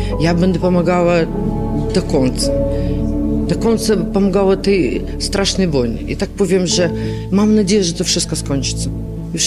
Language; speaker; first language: Polish; non-native, learner; Ukrainian